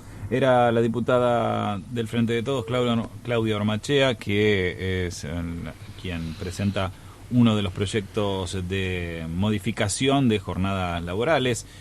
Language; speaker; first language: Spanish; native; Spanish